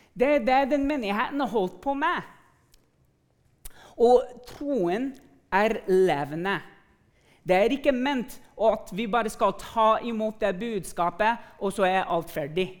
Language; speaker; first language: Norwegian; non-native, fluent; English